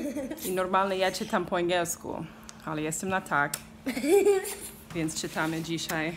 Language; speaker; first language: Polish; early bilingual, heritage; Polish